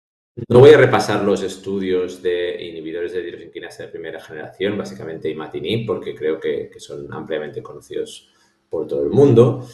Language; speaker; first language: Spanish; native; Spanish